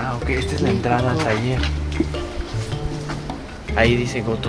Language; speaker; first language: Spanish; native; Spanish